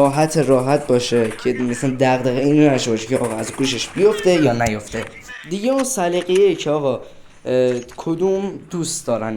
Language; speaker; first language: Persian; native; Persian